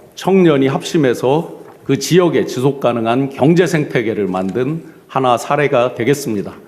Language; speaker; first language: Korean; native; Korean